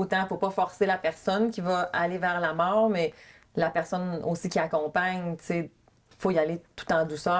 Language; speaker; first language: French; native; French